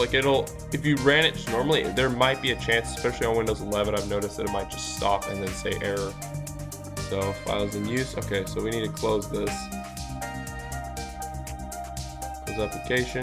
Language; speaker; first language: English; native; English